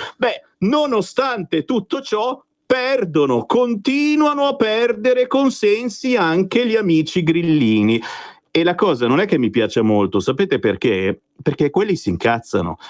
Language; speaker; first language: Italian; native; Italian